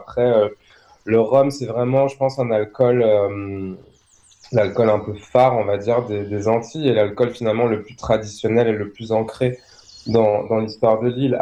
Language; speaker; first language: French; native; French